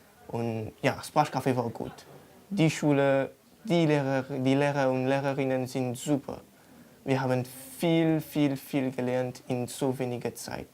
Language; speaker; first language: German; non-native, learner; Morisyen